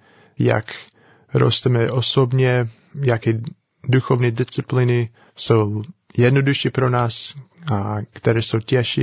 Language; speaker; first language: Czech; non-native, fluent; English